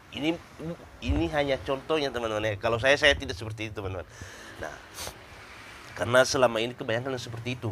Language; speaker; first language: Indonesian; native; Indonesian